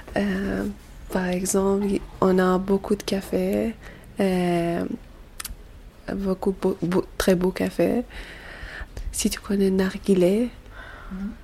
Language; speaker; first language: French; non-native, learner; Persian